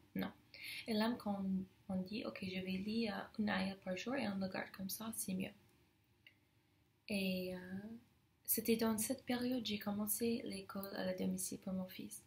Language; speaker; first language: French; non-native, fluent; English